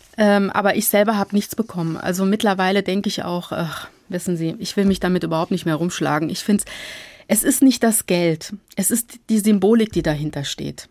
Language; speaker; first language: German; early bilingual, other home language; Turkish